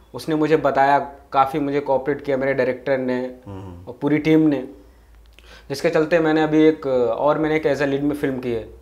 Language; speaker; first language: Hindi; native; Hindi